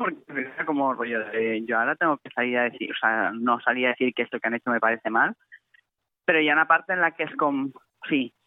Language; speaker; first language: Spanish; non-native, local second language; Catalan